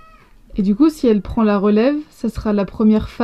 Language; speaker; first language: French; native; French